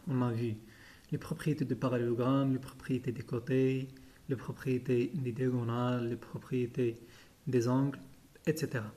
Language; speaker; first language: French; non-native, local second language; Arabic